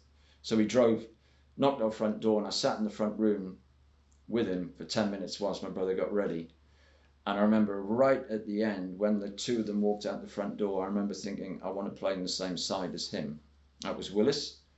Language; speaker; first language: English; native; English